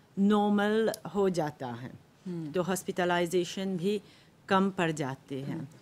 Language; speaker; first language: Hindi; non-native, local second language; Morisyen